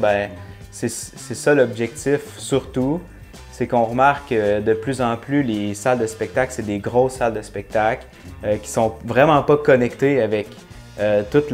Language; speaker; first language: French; native; French